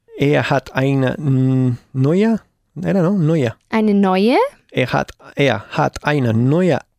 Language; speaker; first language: German; non-native, learner; Spanish